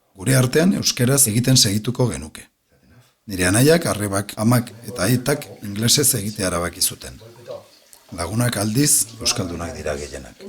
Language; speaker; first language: Basque; non-native, local second language; Spanish